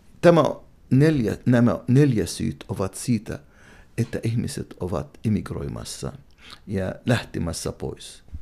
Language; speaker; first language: Finnish; non-native, fluent; Arabic